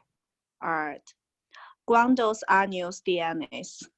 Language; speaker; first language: Spanish; non-native, learner; English